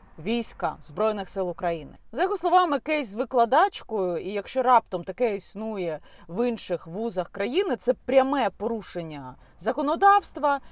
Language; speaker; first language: Ukrainian; non-native, local second language; Russian